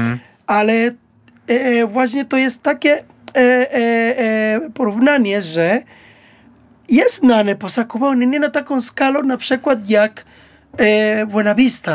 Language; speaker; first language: Polish; non-native, learner; Spanish